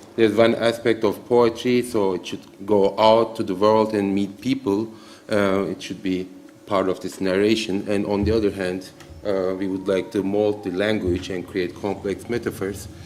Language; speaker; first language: English; non-native, fluent; Turkish